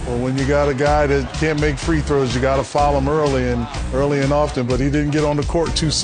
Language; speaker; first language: English; native; English